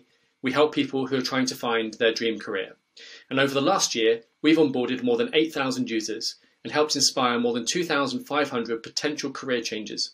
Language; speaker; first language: English; native; English